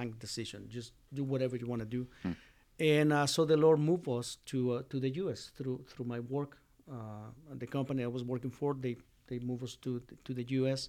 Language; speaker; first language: English; non-native, fluent; Spanish